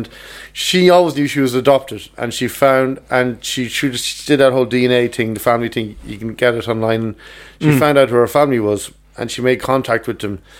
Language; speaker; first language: English; native; English